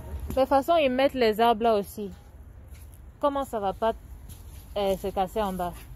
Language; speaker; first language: French; early bilingual, heritage; French